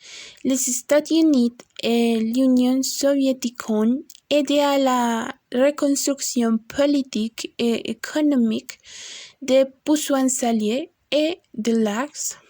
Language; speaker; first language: French; non-native, learner; Spanish